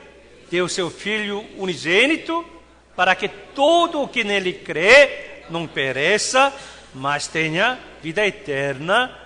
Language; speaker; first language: Portuguese; non-native, fluent; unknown